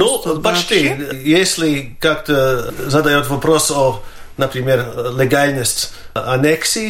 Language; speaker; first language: Russian; non-native, fluent; Latvian